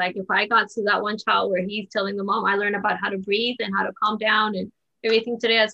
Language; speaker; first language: English; non-native, fluent; Spanish